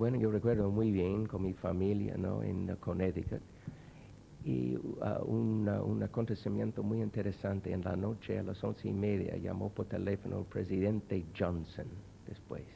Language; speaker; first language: Spanish; non-native, fluent; English